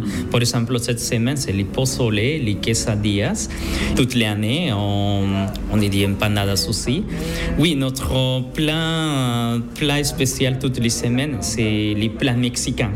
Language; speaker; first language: French; non-native, learner; Spanish